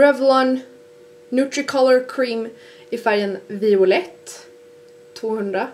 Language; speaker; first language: Swedish; native; Swedish